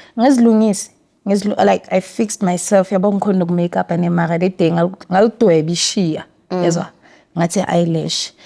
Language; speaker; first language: Zulu; native; Zulu